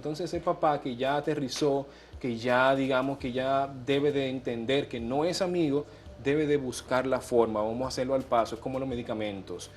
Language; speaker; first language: Spanish; native; Spanish